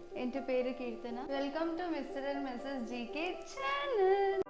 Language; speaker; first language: Malayalam; early bilingual, heritage; Malayalam